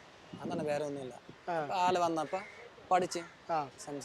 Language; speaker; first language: Malayalam; non-native, local second language; Hindi